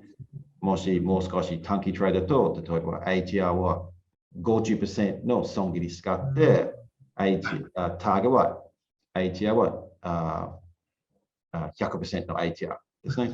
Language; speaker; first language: Japanese; non-native, learner; English